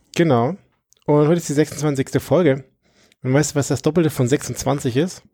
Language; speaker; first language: German; native; German